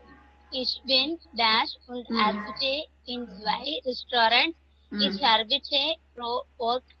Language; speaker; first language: German; non-native, learner; Tamil